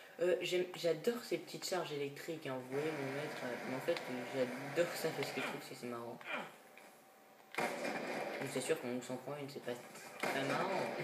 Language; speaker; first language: French; native; French